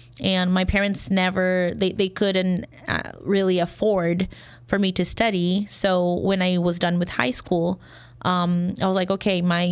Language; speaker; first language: English; non-native, fluent; Portuguese